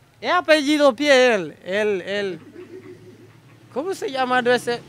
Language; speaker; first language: Spanish; non-native, learner; Haitian Creole